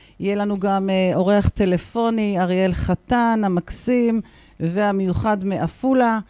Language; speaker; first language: Hebrew; native; Hebrew